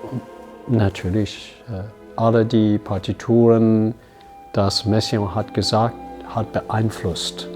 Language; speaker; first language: German; non-native, learner; English